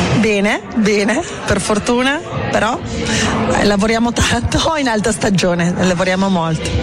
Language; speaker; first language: Italian; early bilingual, heritage; Spanish